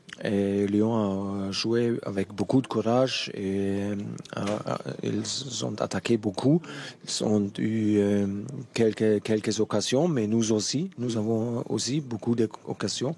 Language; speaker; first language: French; non-native, fluent; German